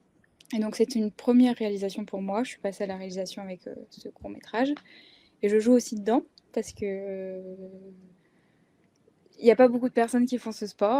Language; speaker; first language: French; non-native, learner; Spanish